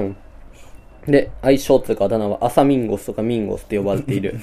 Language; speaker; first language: Japanese; native; Japanese